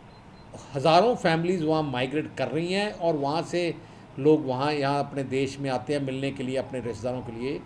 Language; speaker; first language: Hindi; non-native, local second language; Punjabi